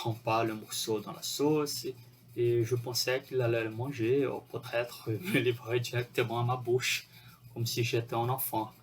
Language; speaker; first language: French; non-native, fluent; Portuguese